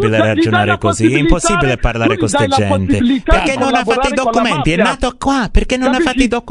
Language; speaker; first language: Italian; non-native, fluent; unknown